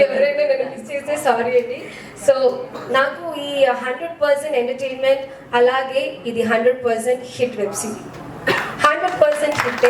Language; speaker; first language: Telugu; non-native, fluent; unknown